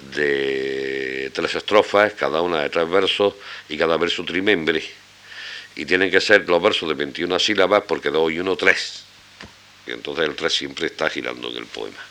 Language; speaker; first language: Spanish; native; Spanish